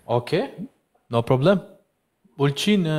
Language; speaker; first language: English; non-native, learner; Turkish